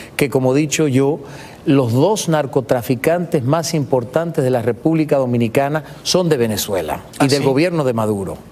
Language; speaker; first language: Spanish; early bilingual, heritage; Spanish